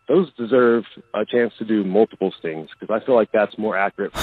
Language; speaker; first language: English; native; English